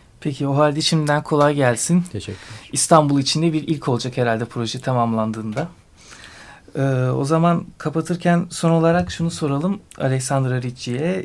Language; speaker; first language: Turkish; native; Turkish